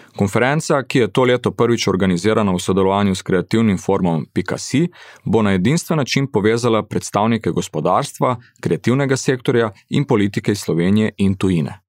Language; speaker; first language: Slovenian; early bilingual, heritage; Slovenian